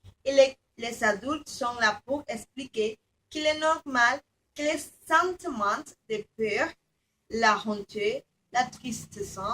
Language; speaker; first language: French; non-native, learner; Spanish